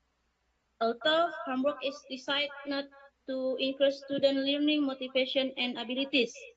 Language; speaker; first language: English; non-native, learner; Indonesian